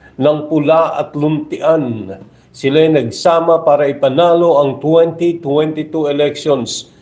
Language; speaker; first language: Filipino; native; Filipino